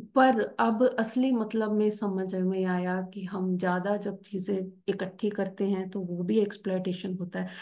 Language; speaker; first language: Hindi; native; Hindi